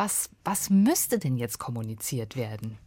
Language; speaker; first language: German; native; German